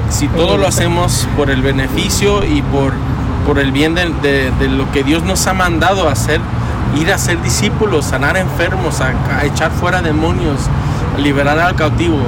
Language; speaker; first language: Spanish; early bilingual, heritage; Spanish